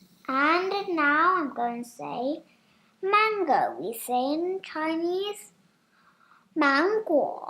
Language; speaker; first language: English; non-native, fluent; Chinese